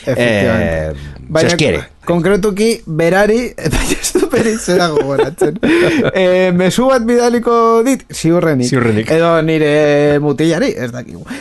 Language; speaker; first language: Basque; non-native, local second language; Spanish